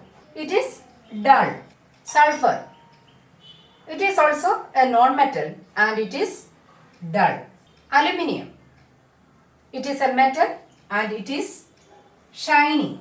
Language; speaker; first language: English; non-native, local second language; Malayalam